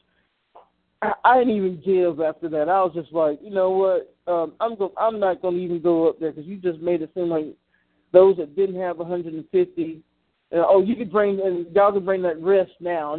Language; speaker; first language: English; native; English